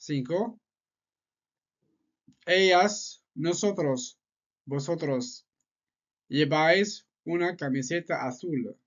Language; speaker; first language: Spanish; non-native, fluent; French